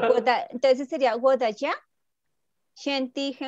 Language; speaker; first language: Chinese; non-native, learner; Spanish